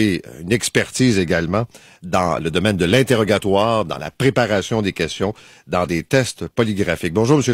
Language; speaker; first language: French; native; French